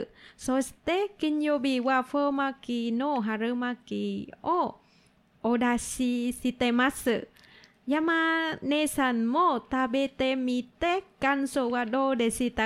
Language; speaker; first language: Japanese; non-native, learner; Vietnamese